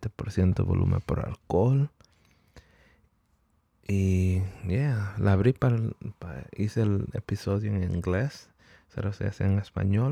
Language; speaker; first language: Spanish; early bilingual, heritage; Spanish